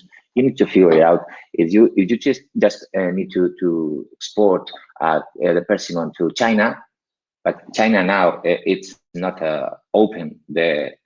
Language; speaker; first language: English; non-native, learner; Spanish